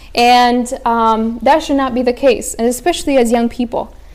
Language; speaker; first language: English; early bilingual, other home language; Spanish